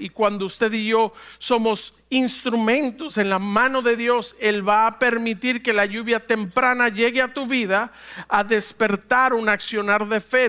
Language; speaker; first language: Spanish; native; Spanish